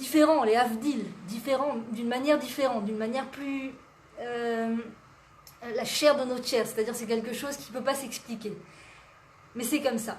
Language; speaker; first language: French; native; French